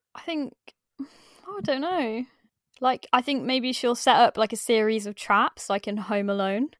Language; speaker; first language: English; native; English